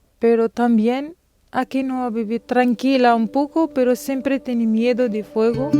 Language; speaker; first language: Spanish; non-native, learner; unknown